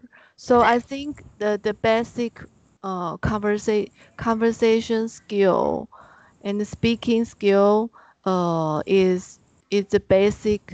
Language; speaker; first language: English; non-native, learner; Chinese